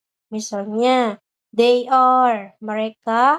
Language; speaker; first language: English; non-native, learner; Indonesian